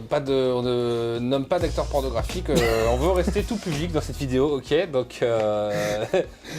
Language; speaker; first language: French; native; French